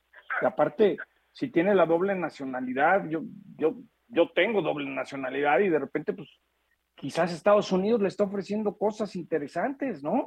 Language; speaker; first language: Spanish; native; Spanish